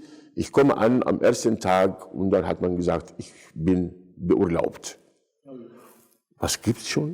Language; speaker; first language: German; non-native, fluent; Arabic